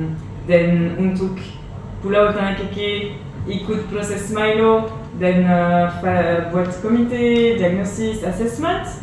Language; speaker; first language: Indonesian; non-native, learner; French